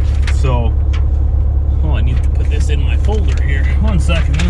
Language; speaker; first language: English; native; English